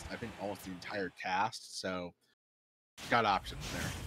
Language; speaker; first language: English; native; English